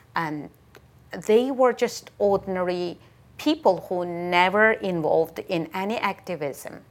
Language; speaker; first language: English; non-native, fluent; Chinese